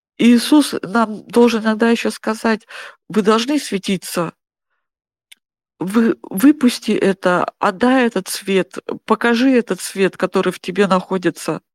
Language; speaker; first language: Russian; non-native, fluent; German